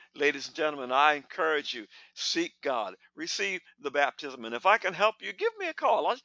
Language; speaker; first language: English; native; English